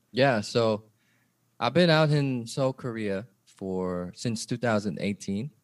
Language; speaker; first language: English; early bilingual, other home language; Korean